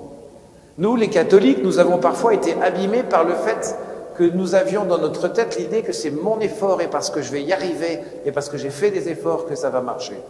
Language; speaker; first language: French; native; French